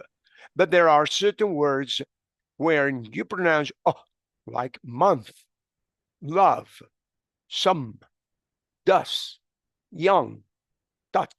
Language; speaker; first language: English; non-native, fluent; Spanish